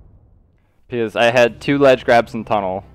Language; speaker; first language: English; native; English